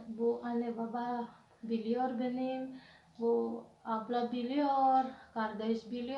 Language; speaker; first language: Turkish; non-native, learner; Indonesian